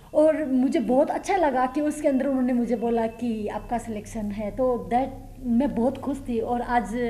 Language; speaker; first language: Hindi; native; Hindi